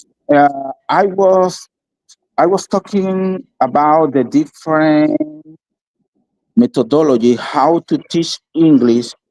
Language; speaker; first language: English; non-native, learner; Spanish